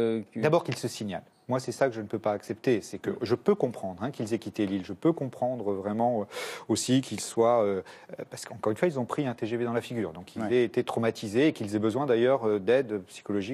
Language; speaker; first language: French; native; French